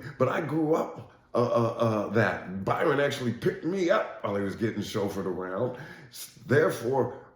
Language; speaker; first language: English; native; English